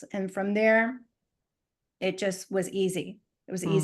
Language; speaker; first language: English; native; English